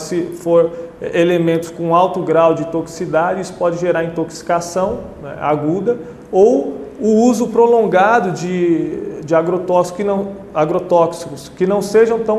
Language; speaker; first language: Portuguese; native; Portuguese